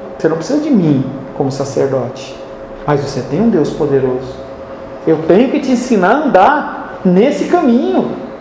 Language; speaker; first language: Portuguese; native; Portuguese